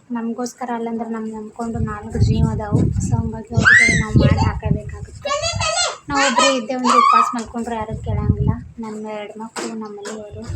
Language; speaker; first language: Kannada; native; Kannada